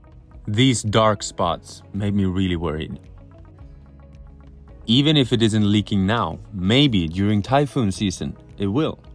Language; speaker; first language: English; non-native, fluent; Swedish